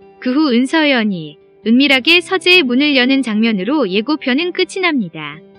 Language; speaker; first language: Korean; native; Korean